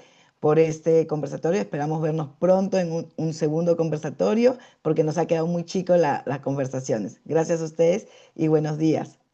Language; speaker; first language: Spanish; native; Spanish